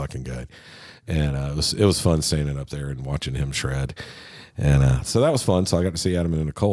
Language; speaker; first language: English; native; English